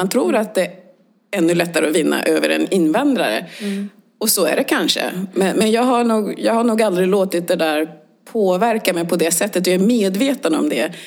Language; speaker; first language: Swedish; early bilingual, other home language; Swahili